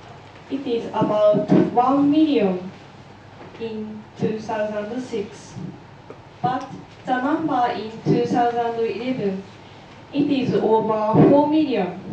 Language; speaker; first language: English; non-native, learner; Japanese